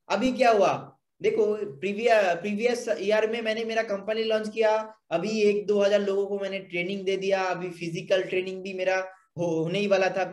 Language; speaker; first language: Hindi; non-native, local second language; Bangla